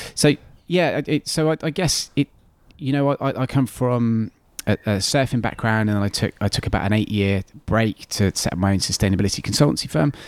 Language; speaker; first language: English; native; English